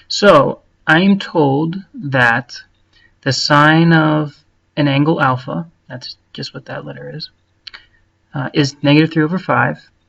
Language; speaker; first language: English; native; English